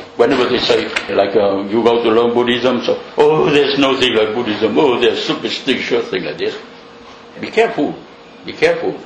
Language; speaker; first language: English; non-native, fluent; Vietnamese